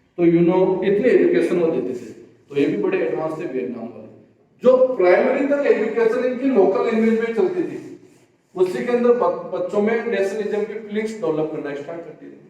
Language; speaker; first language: Hindi; native; Hindi